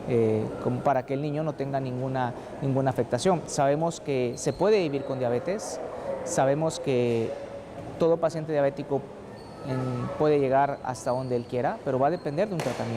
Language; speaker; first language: Spanish; native; Spanish